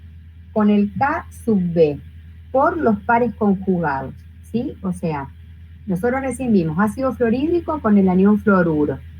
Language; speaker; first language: Spanish; native; Spanish